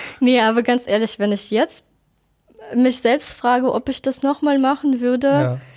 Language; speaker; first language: German; non-native, fluent; Russian